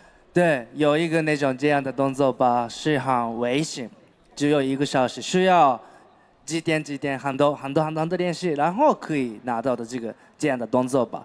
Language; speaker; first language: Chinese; non-native, learner; Japanese